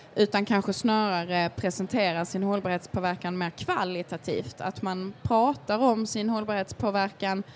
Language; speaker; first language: Swedish; native; Swedish